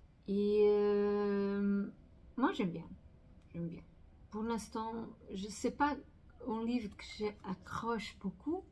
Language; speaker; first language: French; non-native, fluent; Portuguese